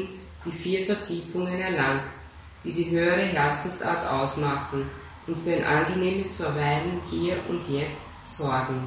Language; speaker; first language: German; native; German